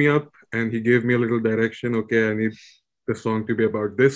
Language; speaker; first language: English; non-native, local second language; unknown